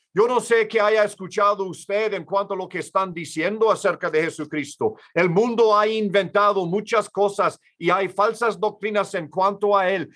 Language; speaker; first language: Spanish; non-native, fluent; English